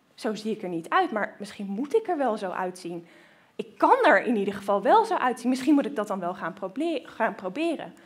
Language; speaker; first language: Dutch; native; Dutch